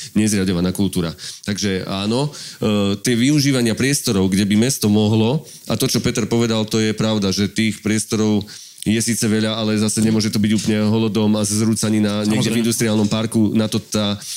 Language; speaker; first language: Slovak; native; Slovak